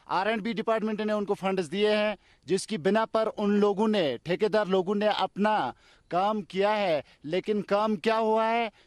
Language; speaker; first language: Hindi; non-native, local second language; Kashmiri